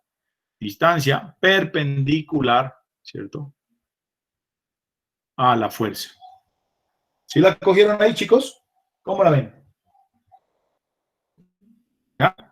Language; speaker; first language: Spanish; native; Spanish